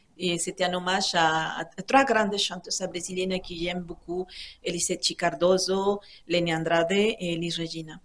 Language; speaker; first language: French; non-native, fluent; Spanish